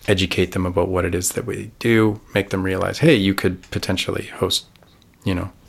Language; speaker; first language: English; native; English